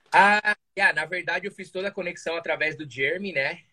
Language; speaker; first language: Portuguese; native; Portuguese